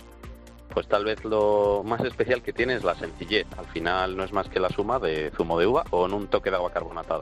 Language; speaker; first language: Spanish; native; Spanish